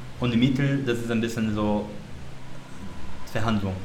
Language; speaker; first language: German; non-native, learner; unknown